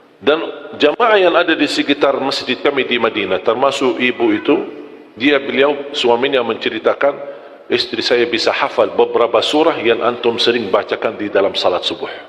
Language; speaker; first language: Malay; non-native, fluent; Arabic